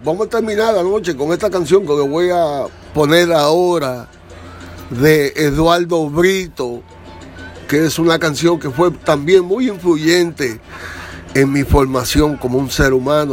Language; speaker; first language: Spanish; early bilingual, heritage; Spanish